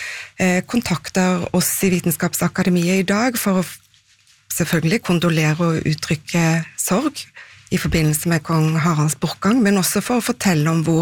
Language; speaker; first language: Norwegian; native; Norwegian